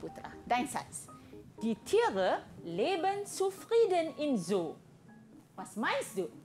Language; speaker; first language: German; non-native, fluent; Malay